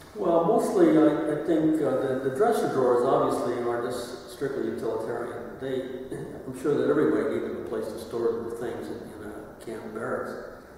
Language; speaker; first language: English; native; English